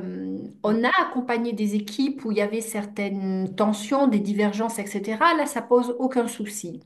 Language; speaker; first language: French; native; French